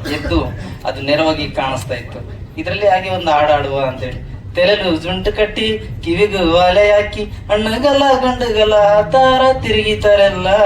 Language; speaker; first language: Kannada; non-native, local second language; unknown